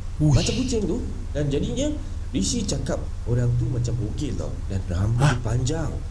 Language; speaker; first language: Malay; native; Malay